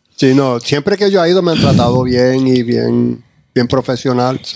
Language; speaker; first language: Spanish; early bilingual, heritage; Spanish